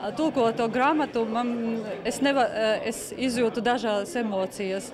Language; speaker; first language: Latvian; non-native, fluent; Georgian